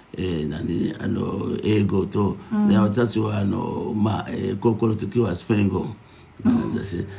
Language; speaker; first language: Japanese; non-native, fluent; Yoruba